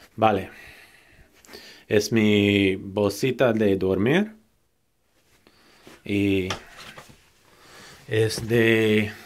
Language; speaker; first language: Spanish; non-native, learner; English